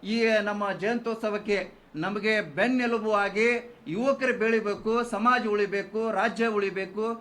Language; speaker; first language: Kannada; non-native, local second language; Lambadi